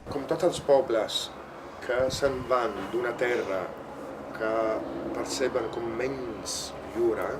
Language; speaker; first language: Catalan; non-native, fluent; Italian